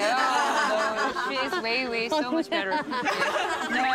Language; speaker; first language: English; non-native, fluent; Korean